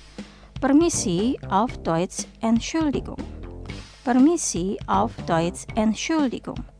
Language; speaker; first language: German; non-native, fluent; Indonesian